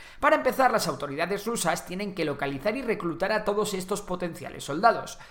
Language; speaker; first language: Spanish; native; Spanish